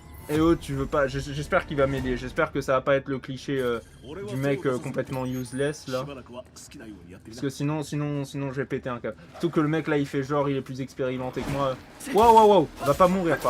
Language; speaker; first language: French; native; French